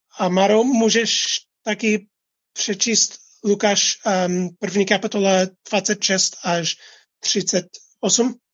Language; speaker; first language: Czech; non-native, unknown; English